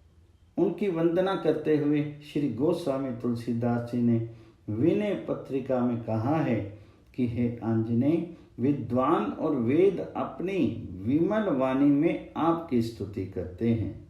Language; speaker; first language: Hindi; native; Hindi